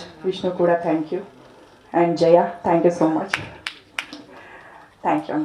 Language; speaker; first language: Tamil; non-native, learner; Kannada